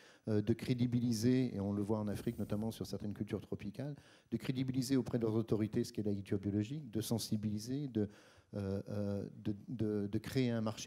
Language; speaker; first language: French; native; French